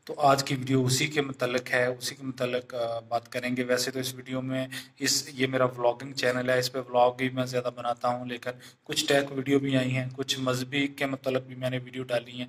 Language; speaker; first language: Hindi; native; Hindi